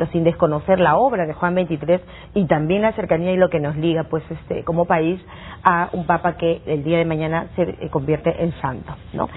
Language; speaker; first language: Spanish; native; Spanish